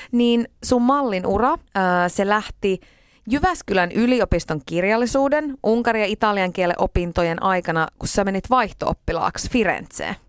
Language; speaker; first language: Finnish; native; Finnish